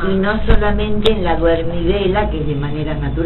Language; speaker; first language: Spanish; native; Spanish